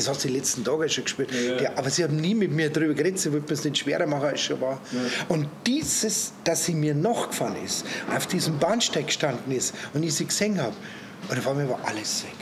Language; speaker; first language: German; native; German